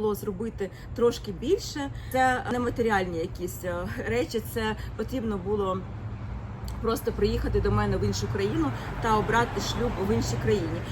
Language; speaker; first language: Ukrainian; native; Ukrainian